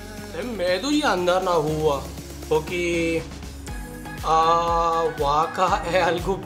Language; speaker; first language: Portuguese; non-native, learner; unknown